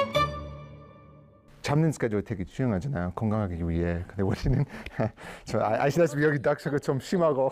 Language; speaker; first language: Korean; non-native, fluent; English